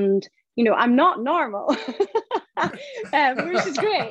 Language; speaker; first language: English; native; English